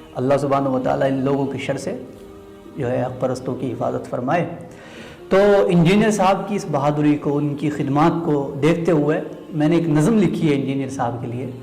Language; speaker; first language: Urdu; native; Urdu